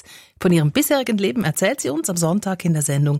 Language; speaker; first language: German; native; German